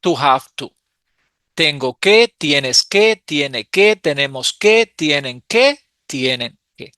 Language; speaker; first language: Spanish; non-native, fluent; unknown